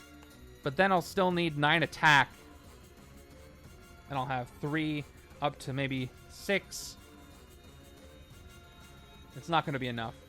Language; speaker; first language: English; native; English